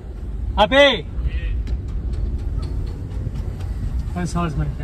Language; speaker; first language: English; non-native, learner; Spanish